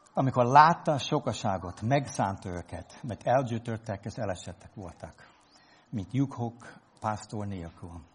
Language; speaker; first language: Hungarian; non-native, fluent; English